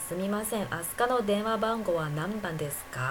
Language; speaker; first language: Japanese; non-native, fluent; Chinese